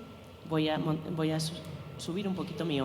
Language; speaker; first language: Spanish; native; Spanish